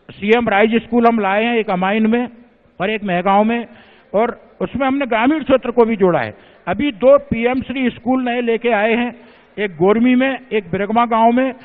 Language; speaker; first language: Hindi; native; Hindi